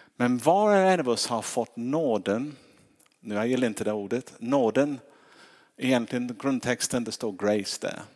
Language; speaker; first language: Swedish; non-native, fluent; English